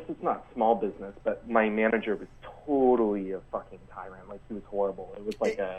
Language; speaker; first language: English; native; English